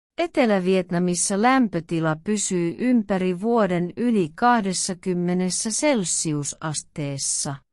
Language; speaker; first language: Finnish; non-native, learner; Vietnamese